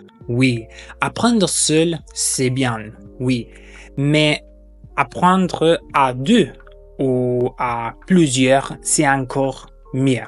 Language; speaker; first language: French; non-native, fluent; German